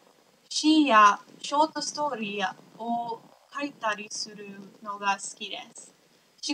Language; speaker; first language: Japanese; non-native, learner; English